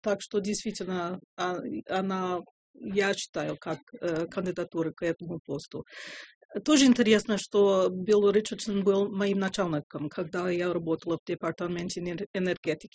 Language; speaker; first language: Russian; non-native, fluent; English